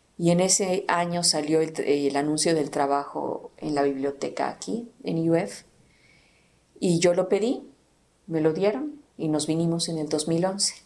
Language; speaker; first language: Spanish; native; Spanish